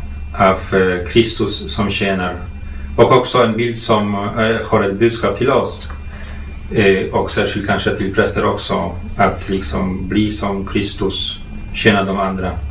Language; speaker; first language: Swedish; non-native, fluent; Polish